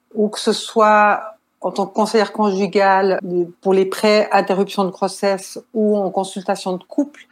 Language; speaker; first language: French; native; French